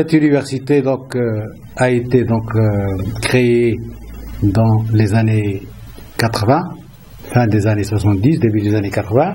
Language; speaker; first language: French; non-native, local second language; Arabic